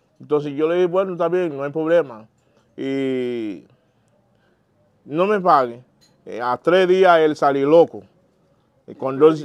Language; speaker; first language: Spanish; non-native, learner; Haitian Creole